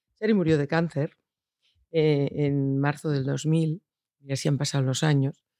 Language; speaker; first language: Spanish; non-native, local second language; Catalan